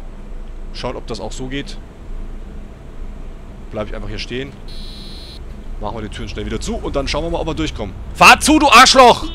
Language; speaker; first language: German; native; German